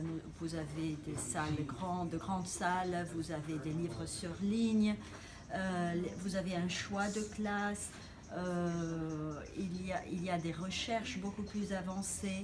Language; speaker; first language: French; non-native, local second language; Arabic